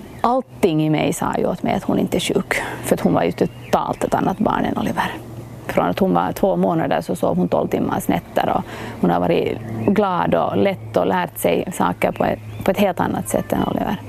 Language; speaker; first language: Swedish; native; Swedish